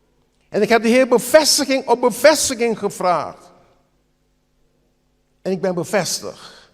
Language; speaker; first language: Dutch; non-native, local second language; Papiamento